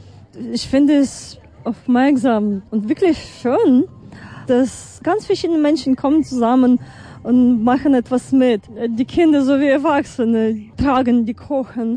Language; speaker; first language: German; non-native, fluent; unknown